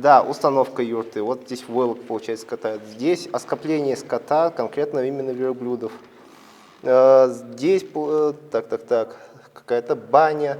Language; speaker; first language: Russian; native; Russian